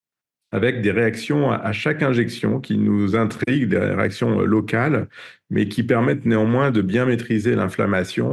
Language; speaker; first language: French; native; French